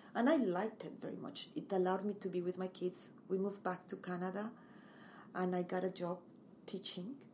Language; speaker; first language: English; non-native, fluent; Spanish